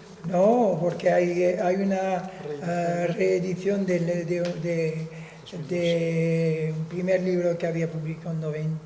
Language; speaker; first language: Spanish; non-native, fluent; Arabic